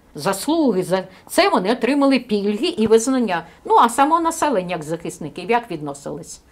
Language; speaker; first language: Ukrainian; native; Ukrainian